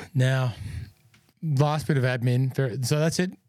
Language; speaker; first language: English; native; English